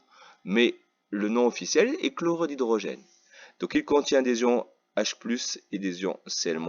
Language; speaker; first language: French; native; French